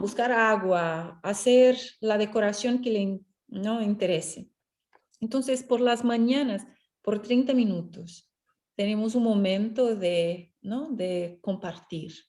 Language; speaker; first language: Spanish; non-native, fluent; Portuguese